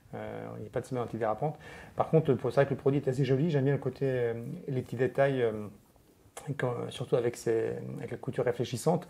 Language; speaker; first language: French; native; French